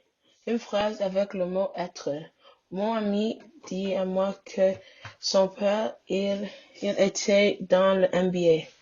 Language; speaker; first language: French; non-native, learner; English